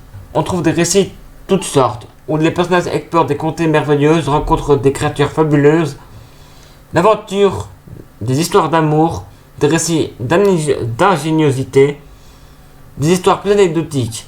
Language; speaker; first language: French; native; French